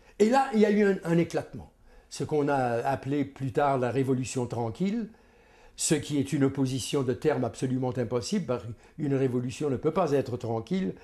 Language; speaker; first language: French; native; French